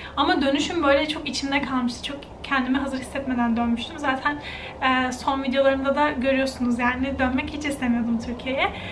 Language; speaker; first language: Turkish; native; Turkish